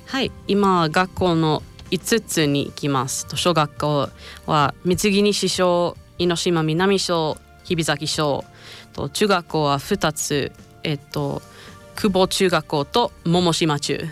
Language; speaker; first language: Japanese; non-native, learner; English